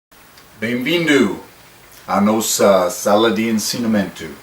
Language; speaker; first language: Portuguese; non-native, fluent; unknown